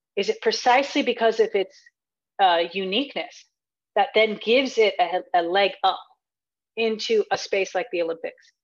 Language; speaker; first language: English; native; English